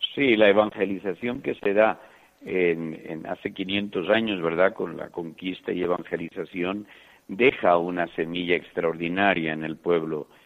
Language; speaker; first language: Spanish; native; Spanish